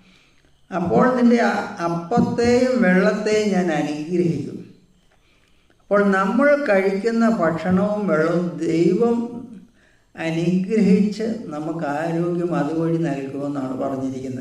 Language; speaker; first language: Malayalam; native; Malayalam